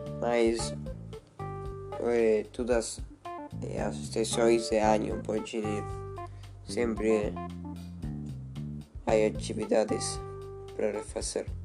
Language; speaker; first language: Portuguese; non-native, learner; Spanish